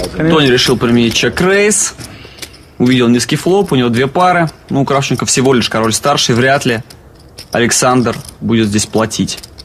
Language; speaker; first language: Russian; native; Russian